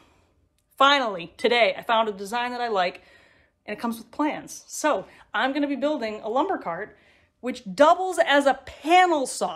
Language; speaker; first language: English; native; English